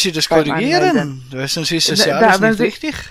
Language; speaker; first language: German; native; German